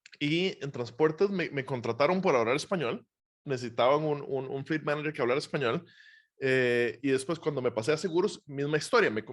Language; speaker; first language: Spanish; native; Spanish